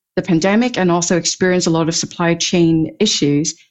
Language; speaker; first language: English; non-native, local second language; Cantonese